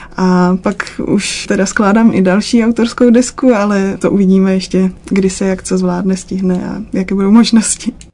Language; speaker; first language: Czech; native; Czech